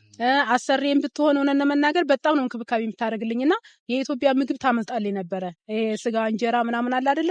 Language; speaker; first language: Amharic; native; Amharic